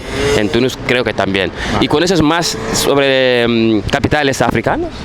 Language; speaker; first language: Spanish; non-native, fluent; Fula